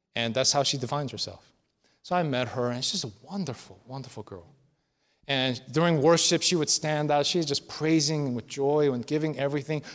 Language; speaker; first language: English; early bilingual, other home language; Korean